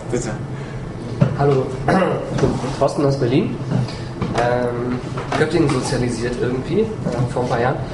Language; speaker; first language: German; native; German